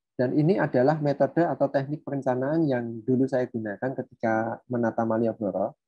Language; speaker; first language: Indonesian; native; Indonesian